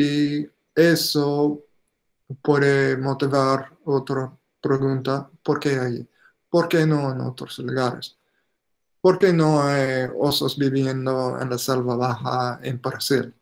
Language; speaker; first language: Spanish; non-native, fluent; English